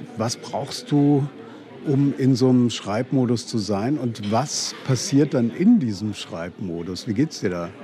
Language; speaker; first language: German; native; German